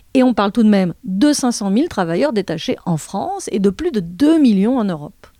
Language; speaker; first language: French; native; French